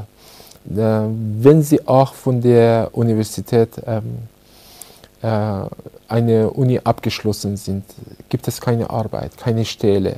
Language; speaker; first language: German; non-native, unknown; Persian